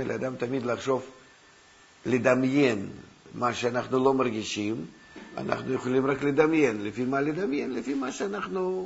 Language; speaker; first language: Hebrew; non-native, fluent; Russian